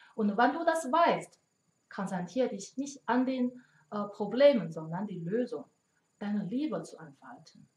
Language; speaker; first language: German; non-native, learner; Chinese